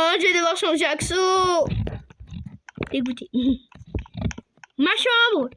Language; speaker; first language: French; native; French